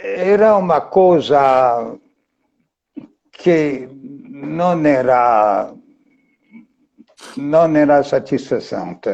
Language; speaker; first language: Portuguese; non-native, fluent; French